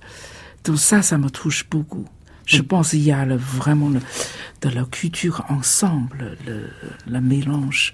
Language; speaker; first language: French; non-native, fluent; Chinese